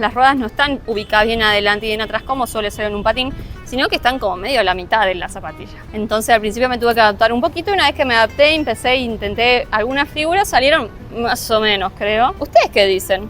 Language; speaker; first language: Spanish; native; Spanish